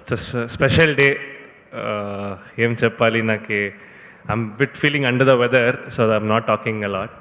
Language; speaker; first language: Telugu; non-native, learner; Kannada